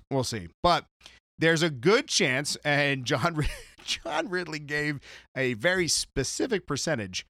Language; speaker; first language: English; native; English